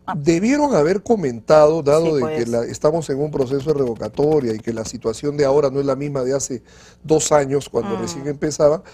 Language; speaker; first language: Spanish; native; Spanish